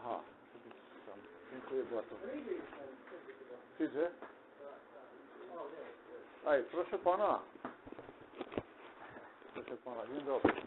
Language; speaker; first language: Polish; non-native, learner; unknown